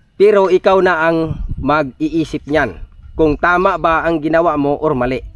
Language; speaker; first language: Filipino; non-native, local second language; Cebuano